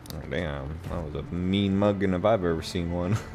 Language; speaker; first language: English; native; English